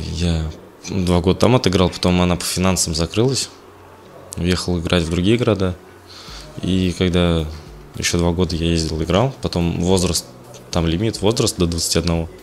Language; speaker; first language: Russian; native; Russian